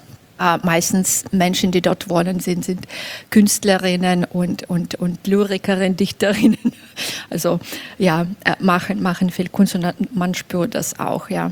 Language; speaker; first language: German; non-native, fluent; Belarusian